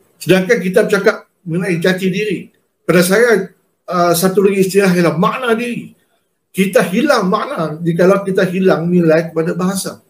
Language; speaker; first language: Malay; native; Malay